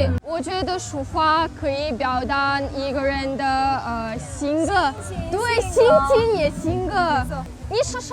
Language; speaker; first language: Chinese; non-native, learner; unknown